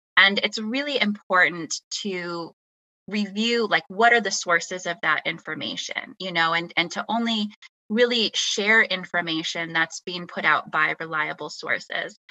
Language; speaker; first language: English; native; English